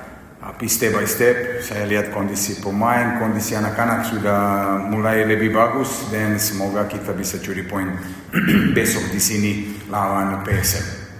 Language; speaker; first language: Indonesian; non-native, fluent; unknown